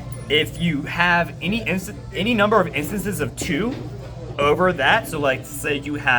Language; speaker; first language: English; native; English